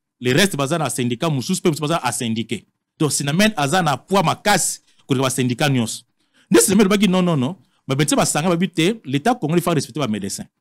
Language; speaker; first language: French; non-native, local second language; Lingala